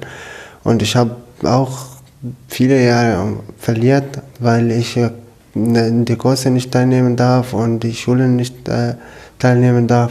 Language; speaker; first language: German; non-native, learner; Arabic